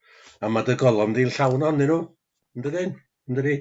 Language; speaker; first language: Welsh; native; Welsh